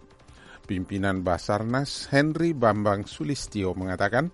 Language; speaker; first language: Indonesian; native; Indonesian